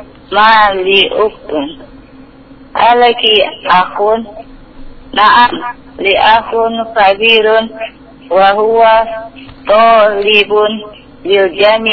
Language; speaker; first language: Arabic; non-native, learner; Indonesian